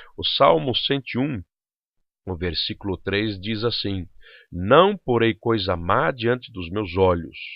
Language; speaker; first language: Portuguese; non-native, local second language; German